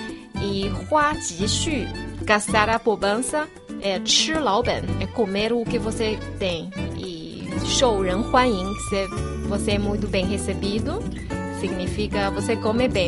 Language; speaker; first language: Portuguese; non-native, fluent; Chinese